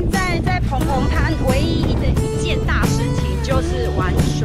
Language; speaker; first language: Chinese; native; Chinese